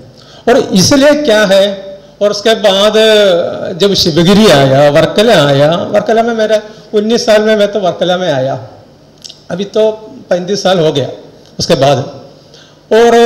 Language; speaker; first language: Hindi; non-native, local second language; Malayalam